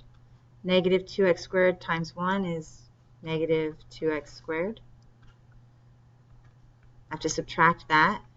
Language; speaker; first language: English; native; English